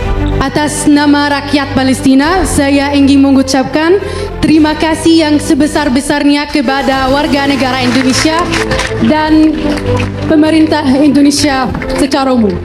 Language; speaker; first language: Indonesian; non-native, fluent; Arabic